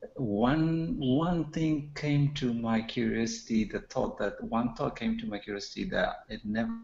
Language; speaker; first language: English; non-native, learner; Burmese